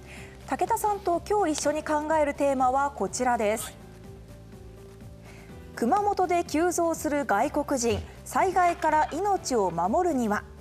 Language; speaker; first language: Japanese; native; Japanese